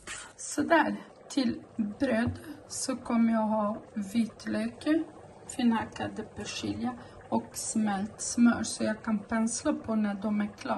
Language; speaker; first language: Swedish; non-native, learner; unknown